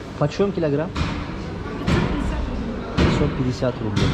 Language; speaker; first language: Russian; non-native, learner; Turkish